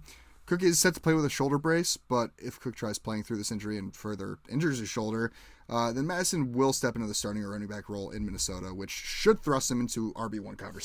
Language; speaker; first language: English; native; English